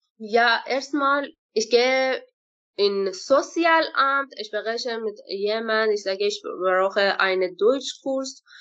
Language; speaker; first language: German; non-native, learner; Persian